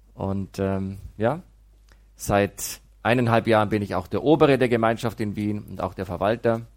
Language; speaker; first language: German; native; German